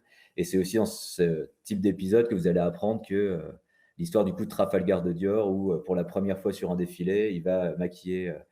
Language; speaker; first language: French; native; French